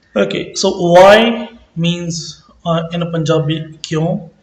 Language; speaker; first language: English; non-native, local second language; Punjabi